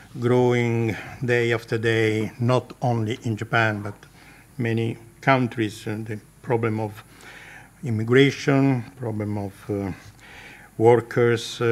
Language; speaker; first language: English; non-native, fluent; Italian